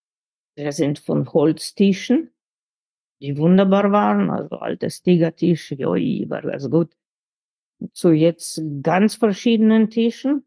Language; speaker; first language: German; non-native, fluent; Slovenian